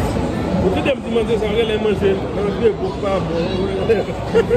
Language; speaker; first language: French; non-native, learner; Haitian Creole